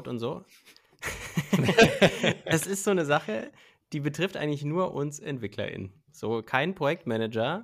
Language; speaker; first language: German; native; German